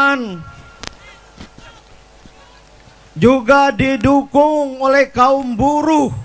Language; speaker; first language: Indonesian; native; Indonesian